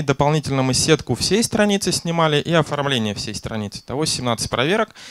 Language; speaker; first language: Russian; native; Russian